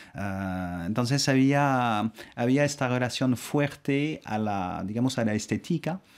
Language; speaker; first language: Spanish; non-native, fluent; French